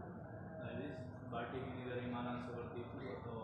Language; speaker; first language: Indonesian; non-native, learner; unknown